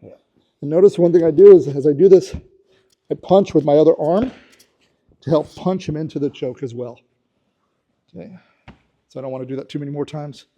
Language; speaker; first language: English; native; English